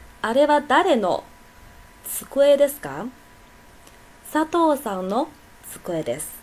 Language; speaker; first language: Japanese; non-native, fluent; Chinese